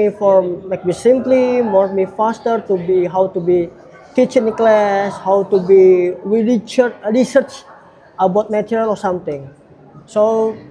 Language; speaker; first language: English; non-native, learner; Indonesian